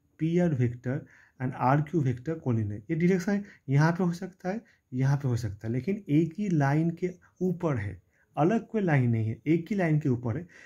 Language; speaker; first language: Hindi; non-native, local second language; Bangla